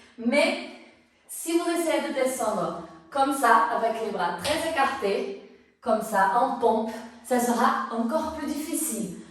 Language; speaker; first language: French; non-native, fluent; Portuguese